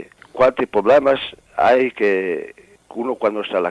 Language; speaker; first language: Spanish; non-native, learner; Italian